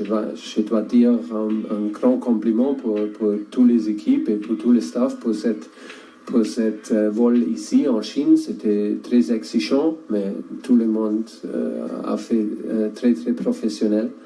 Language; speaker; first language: French; non-native, learner; German